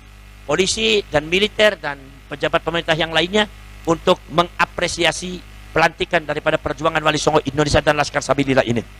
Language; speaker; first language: Indonesian; non-native, local second language; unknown